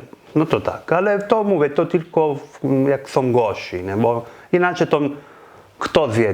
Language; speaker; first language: Polish; non-native, fluent; Italian